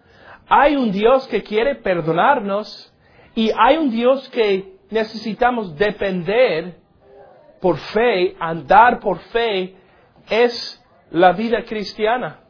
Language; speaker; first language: Spanish; non-native, learner; English